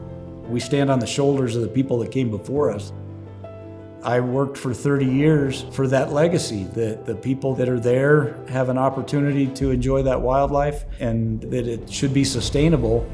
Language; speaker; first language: English; native; English